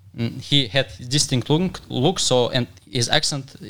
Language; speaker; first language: English; non-native, fluent; Russian